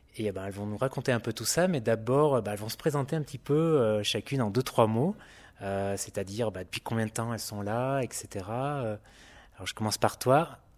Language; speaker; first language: French; native; French